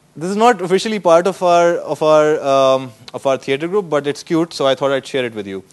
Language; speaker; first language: English; non-native, local second language; Urdu